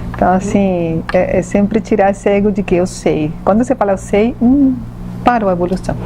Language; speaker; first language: Portuguese; non-native, fluent; Spanish